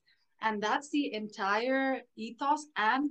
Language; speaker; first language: English; non-native, local second language; Tamil